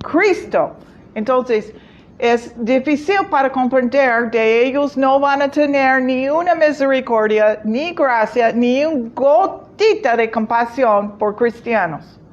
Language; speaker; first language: Spanish; non-native, fluent; English